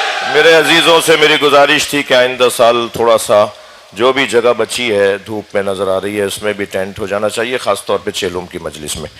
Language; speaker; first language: Urdu; native; Urdu